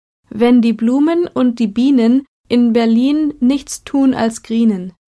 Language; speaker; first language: German; native; German